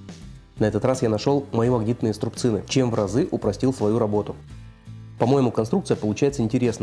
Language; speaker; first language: Russian; native; Russian